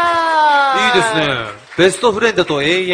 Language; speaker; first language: Japanese; native; Japanese